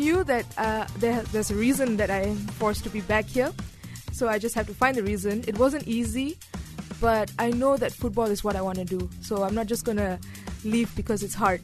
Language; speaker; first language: English; non-native, local second language; Tamil